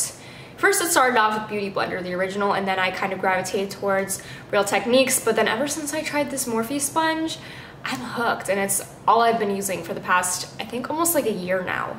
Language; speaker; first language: English; native; English